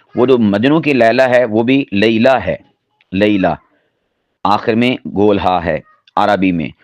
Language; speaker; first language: Urdu; non-native, local second language; Punjabi